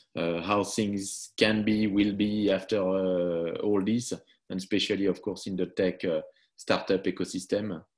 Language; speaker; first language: English; non-native, fluent; French